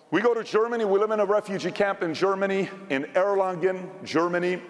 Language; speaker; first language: English; early bilingual, other home language; Persian